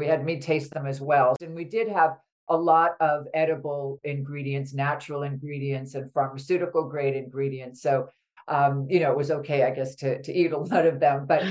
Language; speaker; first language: English; native; English